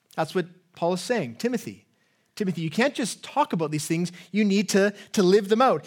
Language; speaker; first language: English; native; English